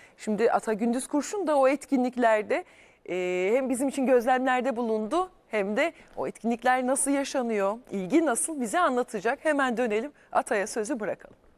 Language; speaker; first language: Turkish; native; Turkish